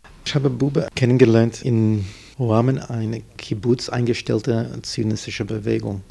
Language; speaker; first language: German; non-native, fluent; English